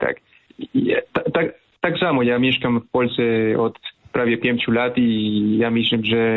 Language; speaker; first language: Polish; non-native, fluent; Spanish